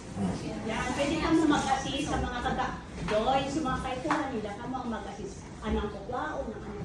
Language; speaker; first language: Filipino; native; Filipino